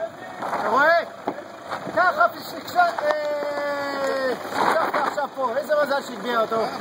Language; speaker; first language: Hebrew; native; Hebrew